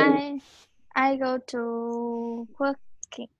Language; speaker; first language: English; non-native, learner; Vietnamese